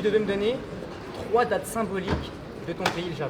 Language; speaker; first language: French; native; French